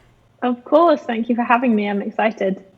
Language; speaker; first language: English; native; English